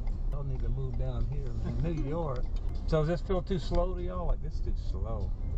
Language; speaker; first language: English; native; English